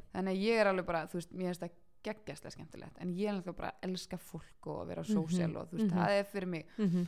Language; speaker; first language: Icelandic; early bilingual, heritage; Icelandic